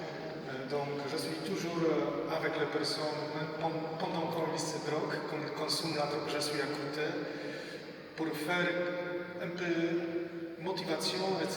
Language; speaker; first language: French; non-native, learner; Polish